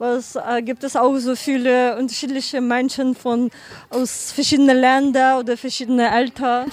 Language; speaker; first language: German; non-native, learner; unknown